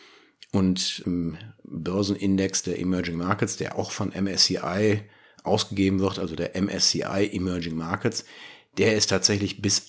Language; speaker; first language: German; native; German